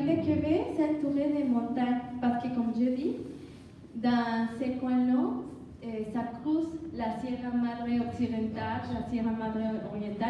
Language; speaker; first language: French; non-native, learner; Spanish